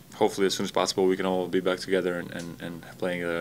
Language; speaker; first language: English; non-native, fluent; Latvian